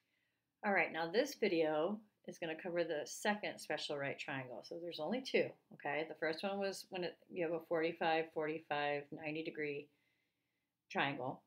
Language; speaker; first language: English; native; English